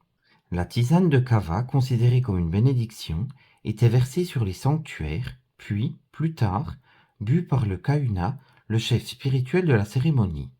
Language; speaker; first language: French; native; French